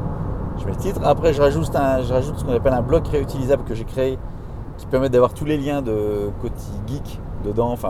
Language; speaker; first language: French; native; French